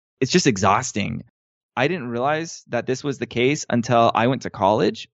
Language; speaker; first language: English; native; English